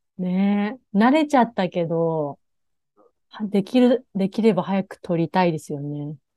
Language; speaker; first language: Japanese; native; Japanese